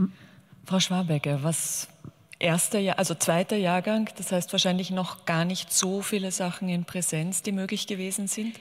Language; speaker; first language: German; native; German